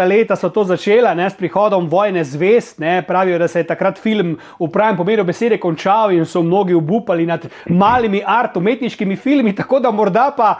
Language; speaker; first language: Slovenian; native; Slovenian